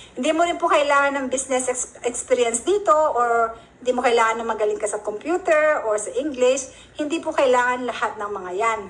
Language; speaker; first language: Filipino; non-native, local second language; Pampanga